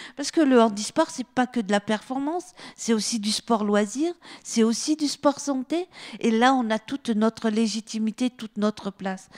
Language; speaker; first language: French; native; French